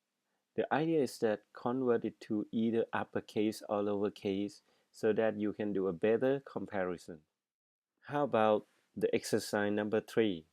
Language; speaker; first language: English; non-native, fluent; Thai